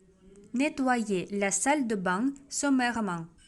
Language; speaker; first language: French; non-native, fluent; Russian